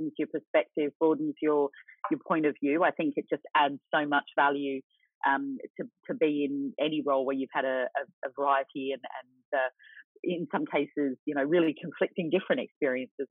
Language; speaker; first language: English; native; English